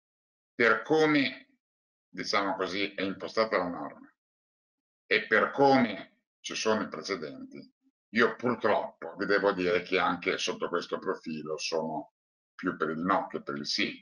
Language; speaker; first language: Italian; native; Italian